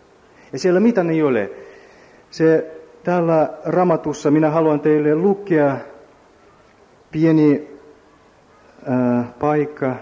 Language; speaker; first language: Finnish; non-native, learner; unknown